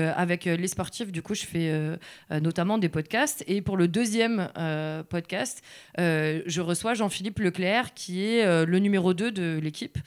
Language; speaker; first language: French; native; French